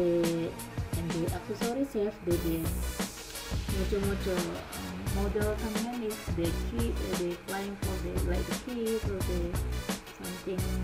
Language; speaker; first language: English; non-native, learner; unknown